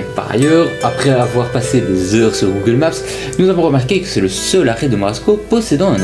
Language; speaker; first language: French; native; French